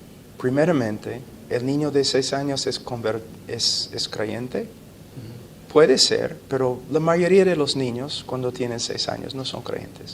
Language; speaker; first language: Spanish; non-native, fluent; English